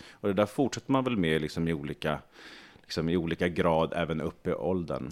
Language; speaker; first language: Swedish; native; Swedish